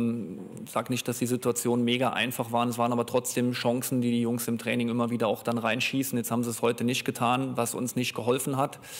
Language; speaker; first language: German; native; German